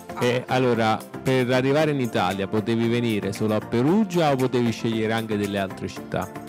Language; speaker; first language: Italian; native; Italian